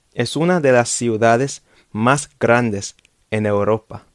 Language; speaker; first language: Spanish; non-native, fluent; English